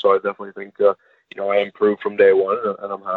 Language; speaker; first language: English; native; English